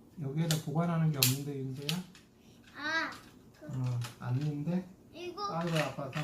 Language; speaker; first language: Korean; native; Korean